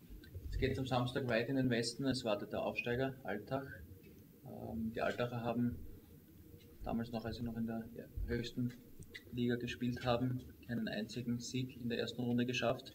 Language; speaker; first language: German; native; German